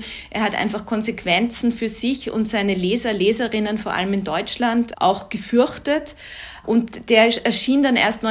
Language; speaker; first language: German; native; German